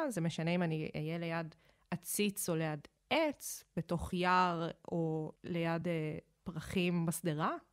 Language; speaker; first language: Hebrew; native; Hebrew